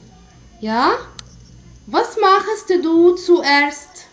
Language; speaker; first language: German; non-native, fluent; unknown